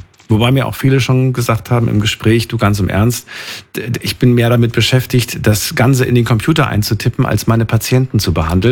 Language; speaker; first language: German; native; German